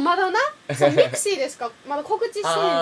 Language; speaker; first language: Japanese; native; Japanese